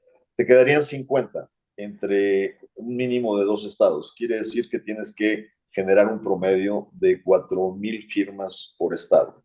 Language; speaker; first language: Spanish; native; Spanish